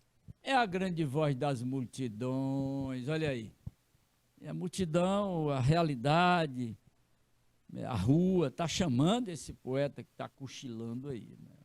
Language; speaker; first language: Portuguese; native; Portuguese